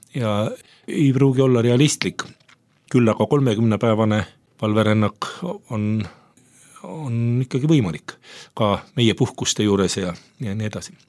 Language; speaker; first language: Estonian; native; Estonian